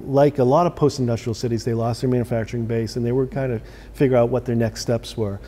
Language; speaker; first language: English; native; English